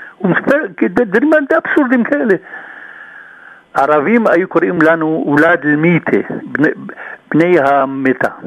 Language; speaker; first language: Hebrew; native; Hebrew